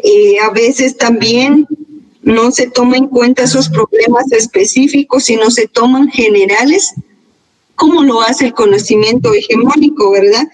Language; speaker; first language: Spanish; native; Spanish